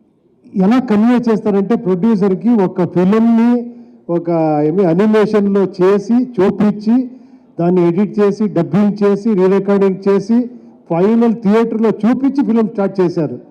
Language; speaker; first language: Telugu; non-native, learner; Kannada